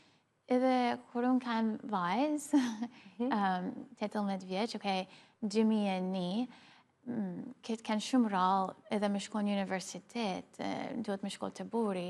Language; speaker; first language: Albanian; early bilingual, heritage; Albanian